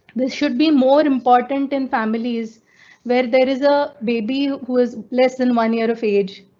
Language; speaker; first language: English; non-native, local second language; Marathi